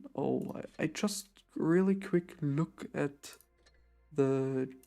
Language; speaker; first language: English; non-native, fluent; German